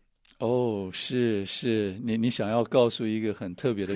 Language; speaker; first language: Chinese; native; Chinese